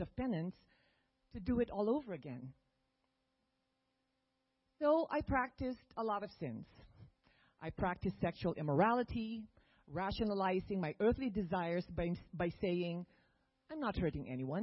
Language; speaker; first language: English; non-native, local second language; Filipino